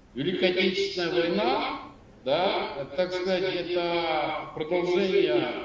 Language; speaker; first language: Russian; native; Russian